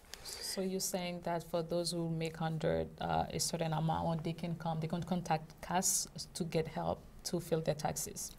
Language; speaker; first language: English; non-native, fluent; Haitian Creole